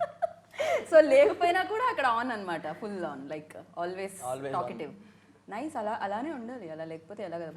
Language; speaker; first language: Telugu; native; Telugu